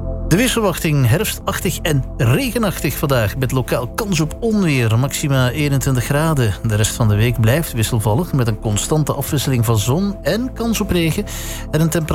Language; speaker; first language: Dutch; native; Dutch